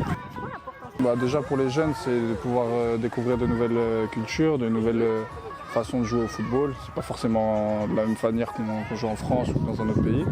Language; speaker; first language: French; native; French